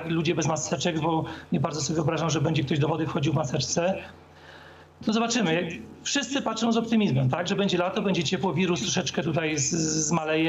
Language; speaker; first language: Polish; native; Polish